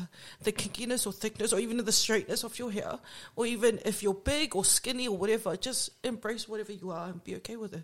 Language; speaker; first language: English; native; English